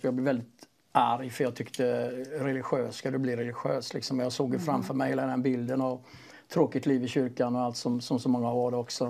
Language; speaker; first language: Swedish; native; Swedish